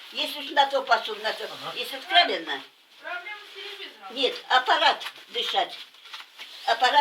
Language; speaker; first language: Russian; native; Russian